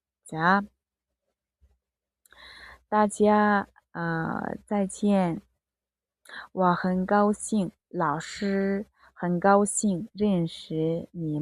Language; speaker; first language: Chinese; non-native, fluent; Mongolian